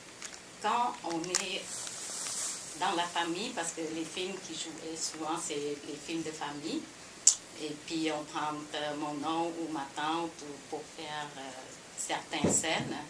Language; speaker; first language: French; non-native, fluent; Khmer